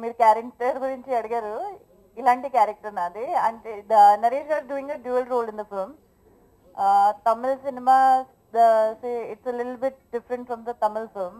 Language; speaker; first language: Telugu; non-native, local second language; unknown